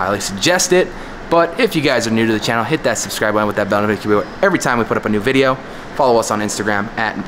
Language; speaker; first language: English; native; English